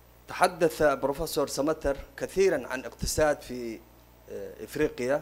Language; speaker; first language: Arabic; non-native, local second language; Somali